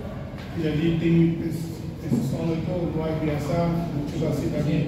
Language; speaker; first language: Indonesian; non-native, learner; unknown